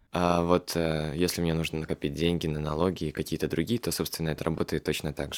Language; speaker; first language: Russian; native; Russian